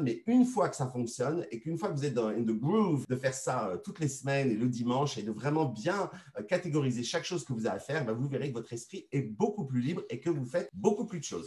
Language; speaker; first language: French; native; French